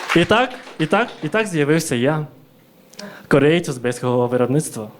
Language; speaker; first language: Ukrainian; early bilingual, other home language; Russian